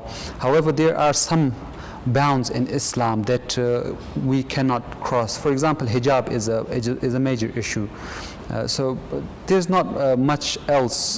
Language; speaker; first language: English; non-native, fluent; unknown